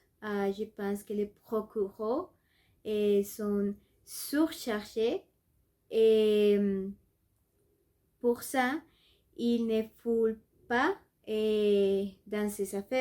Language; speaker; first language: French; non-native, learner; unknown